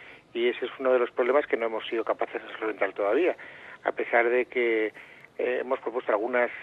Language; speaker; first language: Spanish; native; Spanish